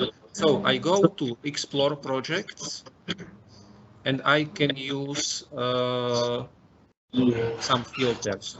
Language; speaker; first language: English; non-native, fluent; Slovak